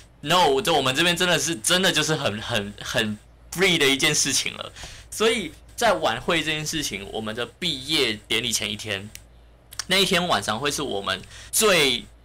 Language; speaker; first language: Chinese; native; Chinese